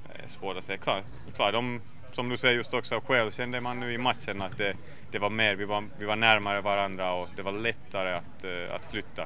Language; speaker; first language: Swedish; non-native, local second language; Finnish